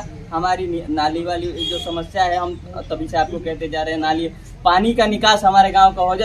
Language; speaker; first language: Hindi; native; Hindi